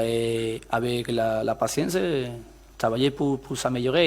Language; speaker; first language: French; non-native, learner; Spanish